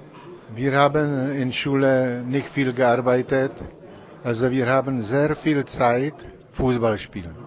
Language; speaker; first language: German; non-native, learner; Czech